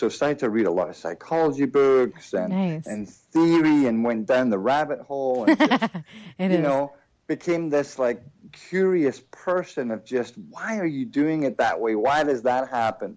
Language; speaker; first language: English; native; English